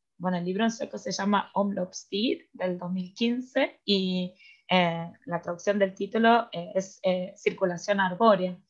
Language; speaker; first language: Spanish; native; Spanish